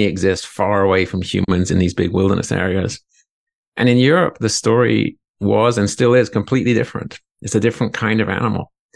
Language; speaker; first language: English; native; English